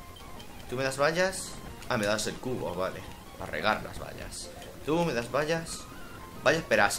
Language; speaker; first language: Spanish; native; Spanish